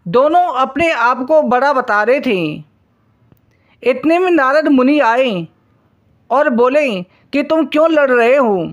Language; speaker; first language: Hindi; native; Hindi